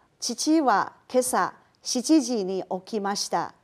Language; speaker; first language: Japanese; non-native, fluent; Chinese